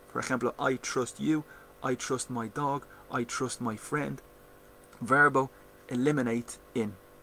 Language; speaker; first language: English; native; English